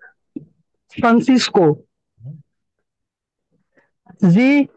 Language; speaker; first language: German; non-native, learner; Bangla